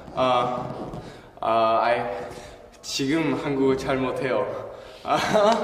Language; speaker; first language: Korean; non-native, learner; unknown